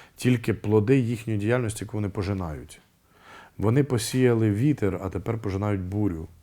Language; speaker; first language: Ukrainian; native; Ukrainian